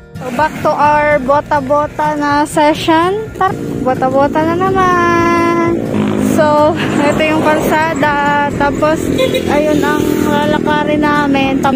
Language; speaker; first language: Filipino; non-native, local second language; Cebuano